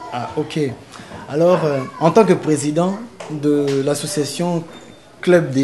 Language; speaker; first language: French; non-native, local second language; Lingala